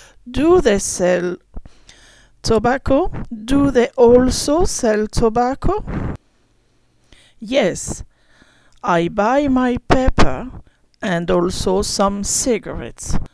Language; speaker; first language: English; non-native, fluent; French